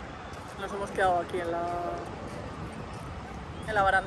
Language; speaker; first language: Spanish; native; Spanish